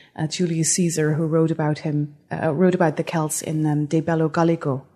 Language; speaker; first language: English; non-native, fluent; Dutch